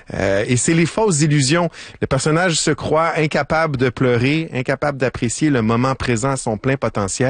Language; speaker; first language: French; native; French